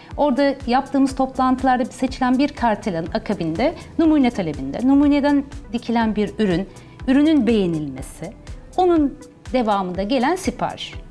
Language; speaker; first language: Turkish; early bilingual, heritage; Turkish